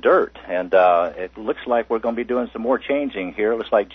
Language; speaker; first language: English; native; English